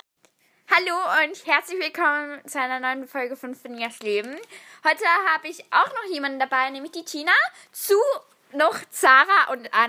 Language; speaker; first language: German; native; German